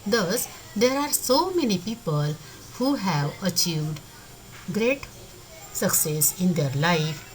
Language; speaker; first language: English; non-native, local second language; Marathi